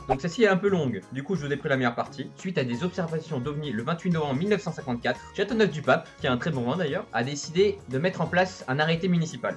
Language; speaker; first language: French; native; French